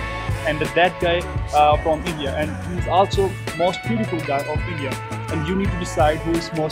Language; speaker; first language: English; non-native, local second language; Urdu